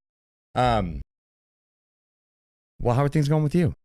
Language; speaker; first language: English; native; English